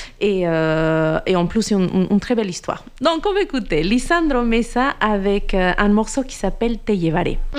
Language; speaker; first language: French; non-native, fluent; Spanish